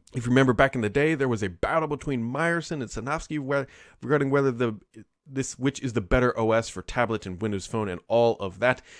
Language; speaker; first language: English; native; English